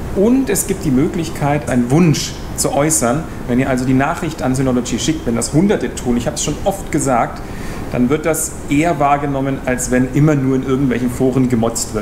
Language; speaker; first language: German; native; German